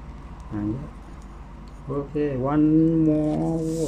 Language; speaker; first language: English; non-native, learner; Thai